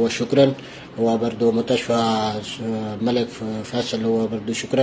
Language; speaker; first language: Arabic; non-native, learner; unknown